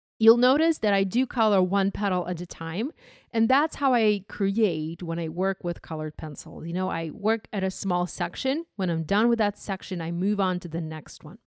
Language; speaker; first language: English; non-native, fluent; Ukrainian